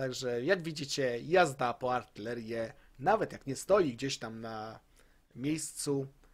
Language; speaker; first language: Polish; native; Polish